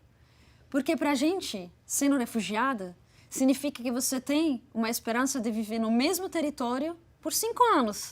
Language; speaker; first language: Portuguese; non-native, fluent; Arabic